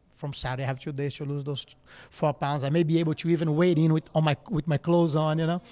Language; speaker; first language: English; non-native, fluent; Portuguese